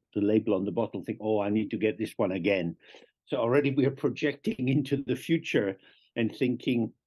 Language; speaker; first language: English; native; English